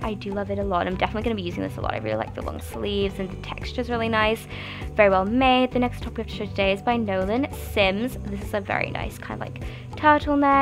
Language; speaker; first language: English; native; English